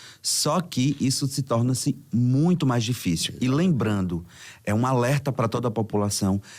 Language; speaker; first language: Portuguese; native; Portuguese